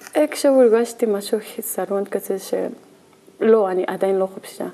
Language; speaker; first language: Hebrew; non-native, learner; Korean